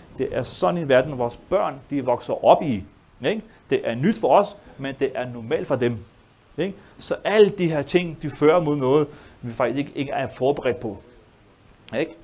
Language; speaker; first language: Danish; early bilingual, other home language; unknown